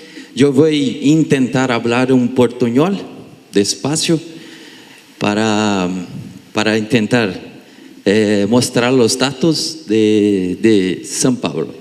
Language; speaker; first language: Spanish; non-native, learner; Portuguese